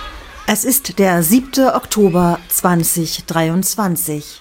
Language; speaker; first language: German; native; German